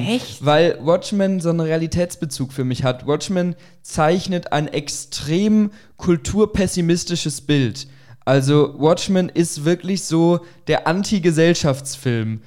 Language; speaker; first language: German; native; German